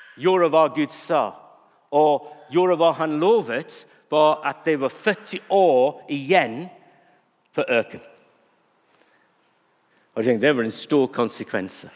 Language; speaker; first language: Norwegian; non-native, fluent; English